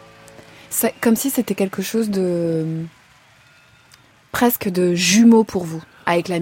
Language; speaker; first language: French; native; French